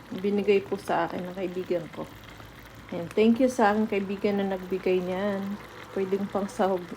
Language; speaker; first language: Filipino; non-native, local second language; Bikol